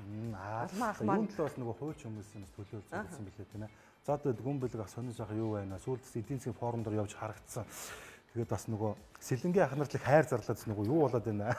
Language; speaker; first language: Mongolian; native; Mongolian